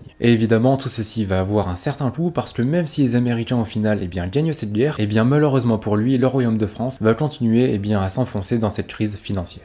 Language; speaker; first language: French; native; French